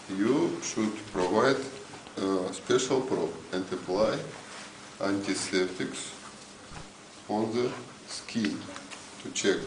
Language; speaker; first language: English; non-native, learner; Russian